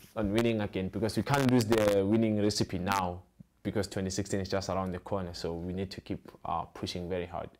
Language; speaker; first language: English; non-native, local second language; Zulu